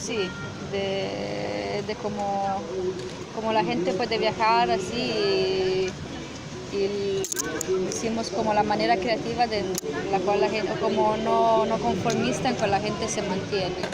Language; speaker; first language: Spanish; non-native, learner; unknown